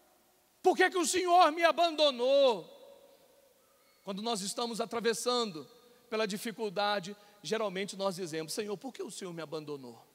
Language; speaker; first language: Portuguese; native; Portuguese